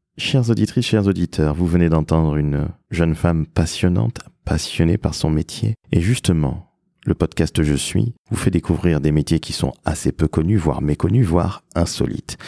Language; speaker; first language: French; native; French